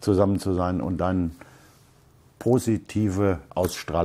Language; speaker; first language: German; native; German